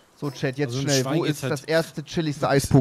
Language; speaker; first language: German; native; German